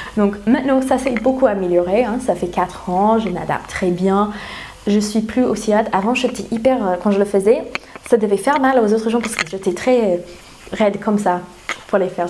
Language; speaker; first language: French; non-native, fluent; English